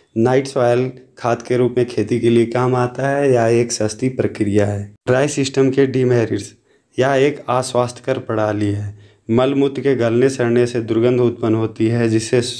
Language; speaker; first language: Hindi; native; Hindi